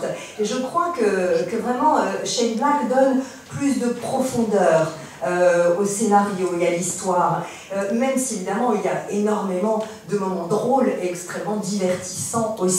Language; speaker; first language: French; native; French